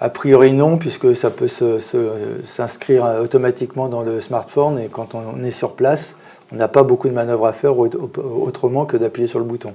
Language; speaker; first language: French; native; French